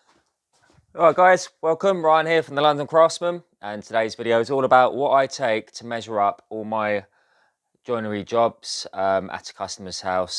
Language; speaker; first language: English; native; English